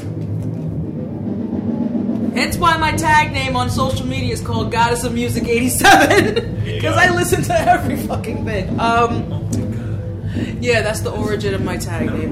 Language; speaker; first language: English; native; English